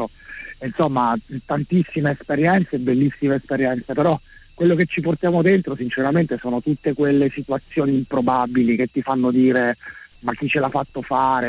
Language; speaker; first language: Italian; native; Italian